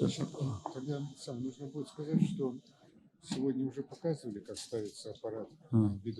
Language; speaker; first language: Russian; native; Russian